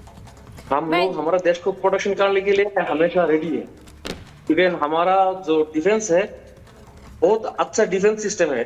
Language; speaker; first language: Hindi; non-native, learner; Bangla